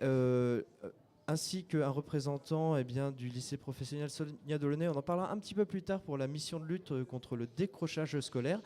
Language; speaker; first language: French; native; French